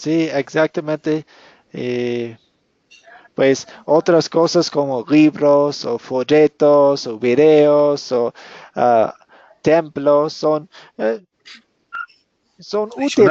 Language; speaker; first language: Spanish; non-native, fluent; English